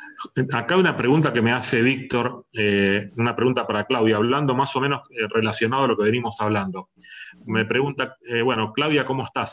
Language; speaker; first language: Spanish; native; Spanish